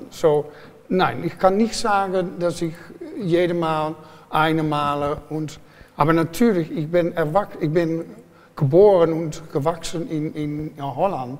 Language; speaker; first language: German; non-native, fluent; Dutch